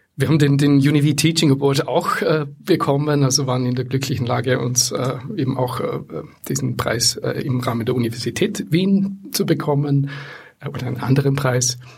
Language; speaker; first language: German; native; German